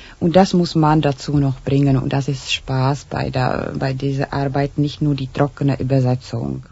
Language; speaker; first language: German; non-native, learner; Czech